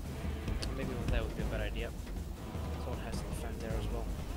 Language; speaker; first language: English; native; English